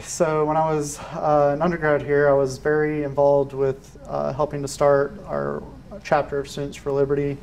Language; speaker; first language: English; native; English